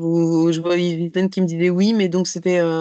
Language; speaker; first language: French; native; French